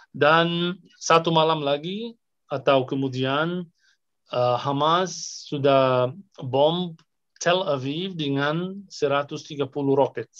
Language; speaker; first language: Indonesian; non-native, fluent; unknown